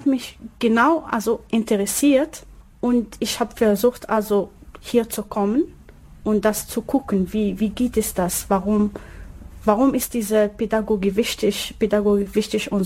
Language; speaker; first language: German; non-native, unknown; Arabic